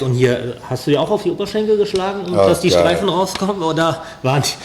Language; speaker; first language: German; native; German